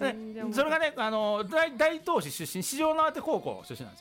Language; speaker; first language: Japanese; native; Japanese